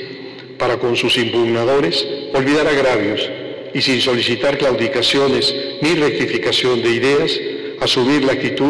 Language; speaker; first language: Spanish; native; Spanish